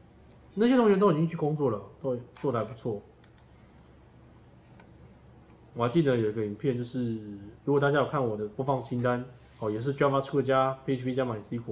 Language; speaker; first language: Chinese; native; Chinese